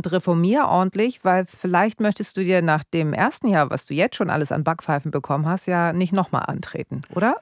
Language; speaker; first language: German; native; German